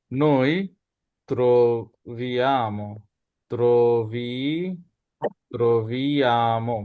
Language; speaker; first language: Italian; non-native, learner; Bangla